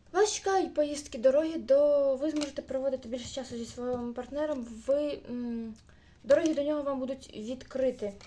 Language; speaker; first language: Ukrainian; native; Ukrainian